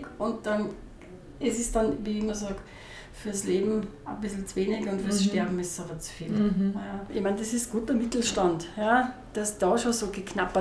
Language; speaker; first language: German; native; German